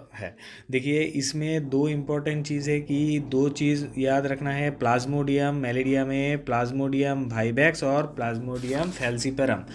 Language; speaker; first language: Hindi; non-native, local second language; Bangla